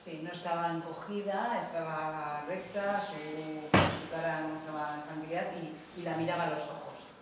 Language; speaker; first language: Spanish; native; Spanish